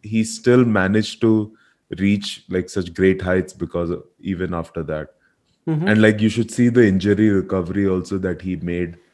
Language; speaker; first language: English; non-native, local second language; Hindi